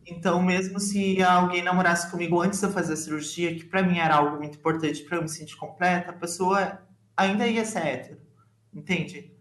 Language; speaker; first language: Portuguese; native; Portuguese